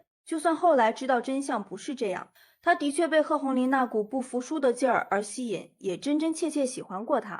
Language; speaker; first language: Chinese; native; Chinese